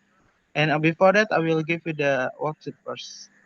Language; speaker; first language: English; non-native, learner; Indonesian